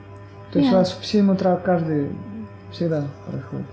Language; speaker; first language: Russian; native; Russian